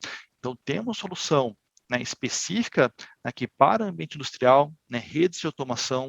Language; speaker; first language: Portuguese; native; Portuguese